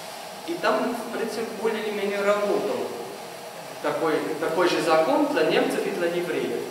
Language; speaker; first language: Russian; non-native, fluent; German